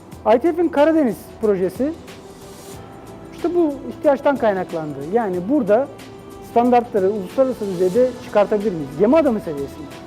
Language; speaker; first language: Turkish; native; Turkish